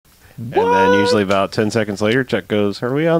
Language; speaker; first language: English; native; English